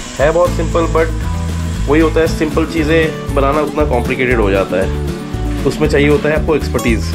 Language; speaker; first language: Hindi; native; Hindi